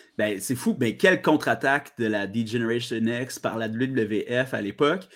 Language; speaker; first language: French; native; French